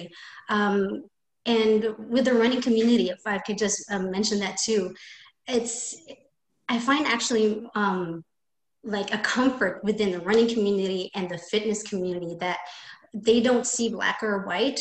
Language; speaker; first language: English; non-native, local second language; Filipino